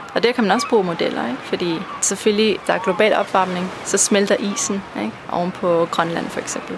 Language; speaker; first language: Danish; non-native, fluent; Italian